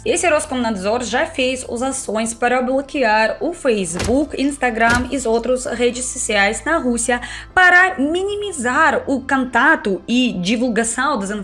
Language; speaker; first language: Portuguese; non-native, fluent; Russian